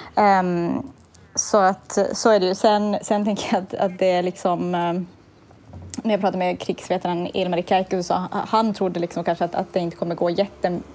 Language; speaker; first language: Swedish; native; Swedish